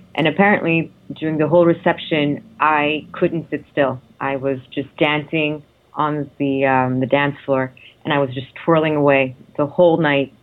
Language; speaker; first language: English; non-native, fluent; Italian